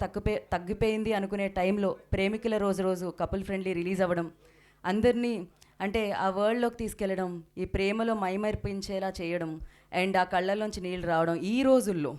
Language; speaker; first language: Telugu; native; Telugu